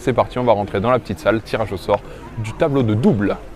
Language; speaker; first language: French; native; French